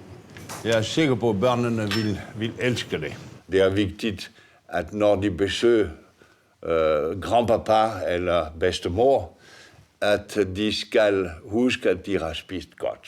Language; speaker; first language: Danish; non-native, fluent; French